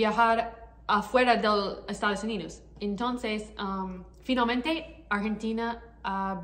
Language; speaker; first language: Spanish; non-native, learner; English